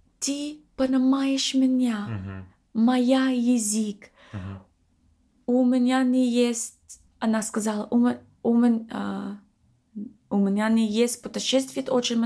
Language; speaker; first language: Russian; non-native, learner; English